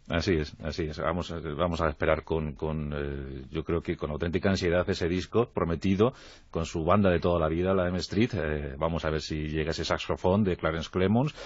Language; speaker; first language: Spanish; native; Spanish